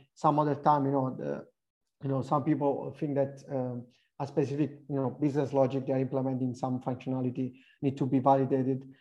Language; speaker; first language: English; non-native, fluent; Italian